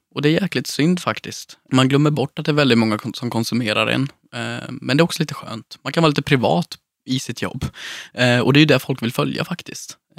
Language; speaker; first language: Swedish; native; Swedish